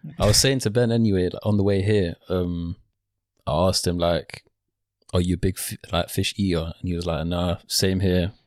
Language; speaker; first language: English; early bilingual, other home language; Spanish